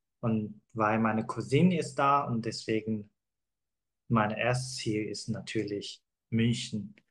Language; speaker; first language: German; non-native, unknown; Chinese